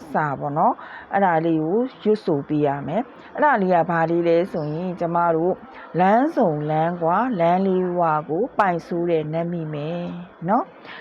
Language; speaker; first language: Burmese; native; Burmese